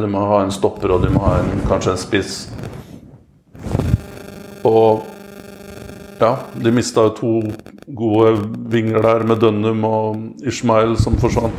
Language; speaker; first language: Norwegian; native; Norwegian